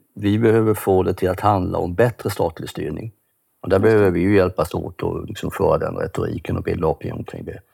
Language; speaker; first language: Swedish; native; Swedish